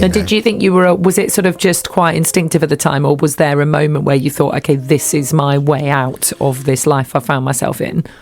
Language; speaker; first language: English; native; English